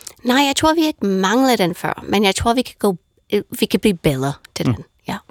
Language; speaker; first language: Danish; non-native, fluent; English